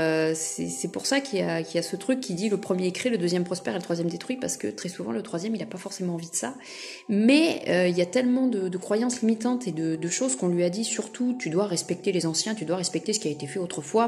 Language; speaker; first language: French; native; French